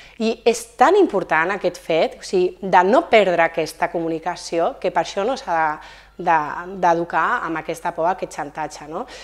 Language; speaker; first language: Catalan; native; Catalan